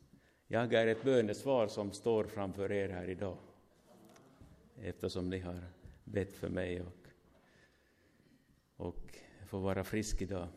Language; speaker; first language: Swedish; non-native, fluent; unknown